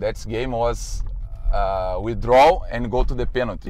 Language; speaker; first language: English; non-native, learner; Portuguese